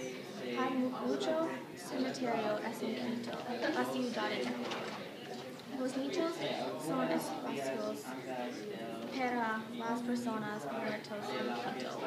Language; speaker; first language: Spanish; non-native, learner; English